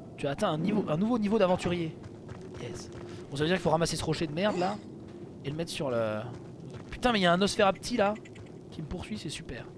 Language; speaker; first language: French; native; French